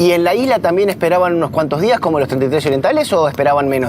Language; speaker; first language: Spanish; native; Spanish